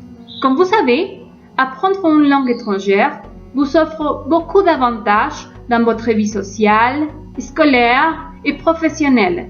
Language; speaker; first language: French; non-native, fluent; Spanish